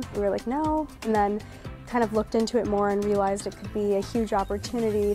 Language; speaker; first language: English; native; English